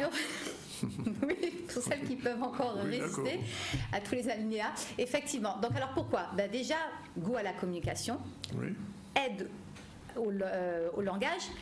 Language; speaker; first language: French; native; French